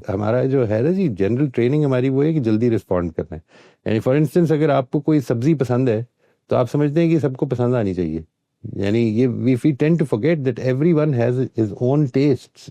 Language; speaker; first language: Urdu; native; Urdu